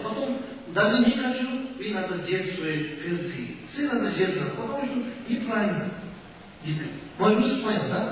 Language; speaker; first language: Russian; non-native, learner; Tibetan